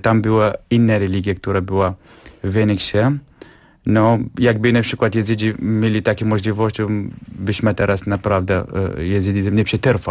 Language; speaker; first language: Polish; non-native, fluent; Kurdish